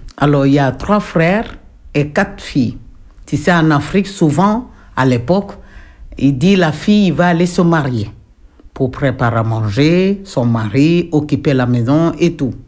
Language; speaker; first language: French; non-native, local second language; Jola-Fonyi